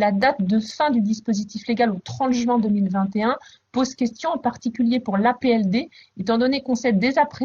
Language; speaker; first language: French; native; French